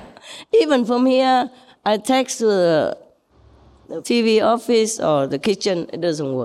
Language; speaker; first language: English; non-native, fluent; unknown